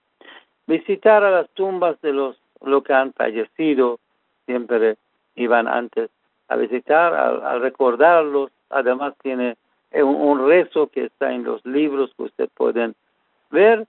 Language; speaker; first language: Spanish; non-native, fluent; Persian